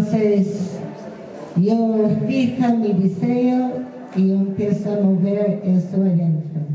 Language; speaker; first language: Spanish; non-native, fluent; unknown